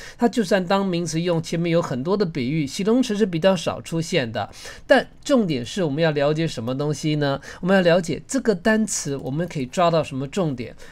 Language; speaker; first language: Chinese; native; Chinese